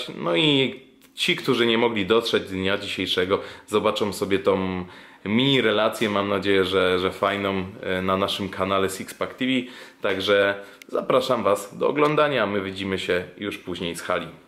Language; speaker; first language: Polish; native; Polish